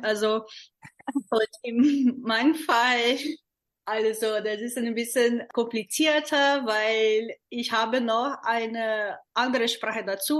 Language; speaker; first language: German; non-native, fluent; Portuguese